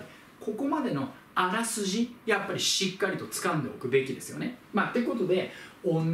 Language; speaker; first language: Japanese; native; Japanese